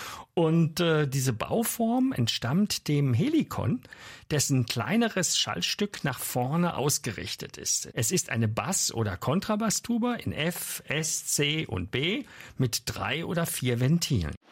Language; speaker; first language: German; native; German